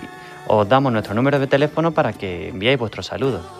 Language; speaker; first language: Spanish; native; Spanish